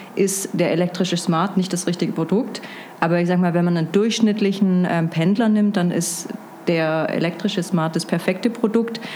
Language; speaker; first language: German; native; German